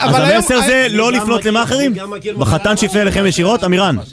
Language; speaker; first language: Hebrew; native; Hebrew